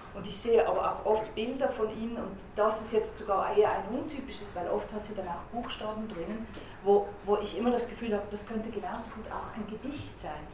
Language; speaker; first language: German; native; German